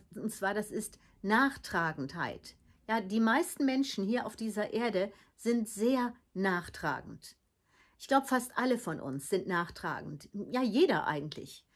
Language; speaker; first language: German; early bilingual, heritage; Dutch